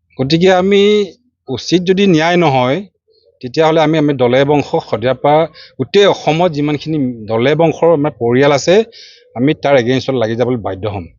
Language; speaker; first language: Assamese; non-native, local second language; Mising